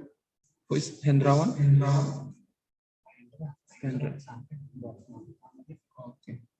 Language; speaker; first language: English; non-native, learner; Indonesian